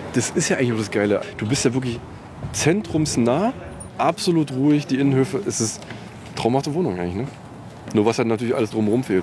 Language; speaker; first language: German; native; German